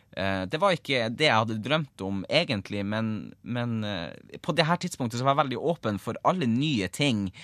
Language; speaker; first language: Norwegian; native; Norwegian